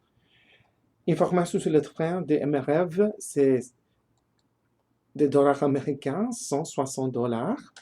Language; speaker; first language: French; non-native, learner; English